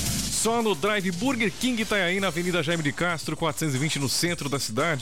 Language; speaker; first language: Portuguese; native; Portuguese